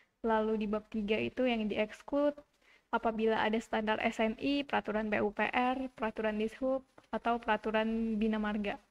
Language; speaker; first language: Indonesian; native; Indonesian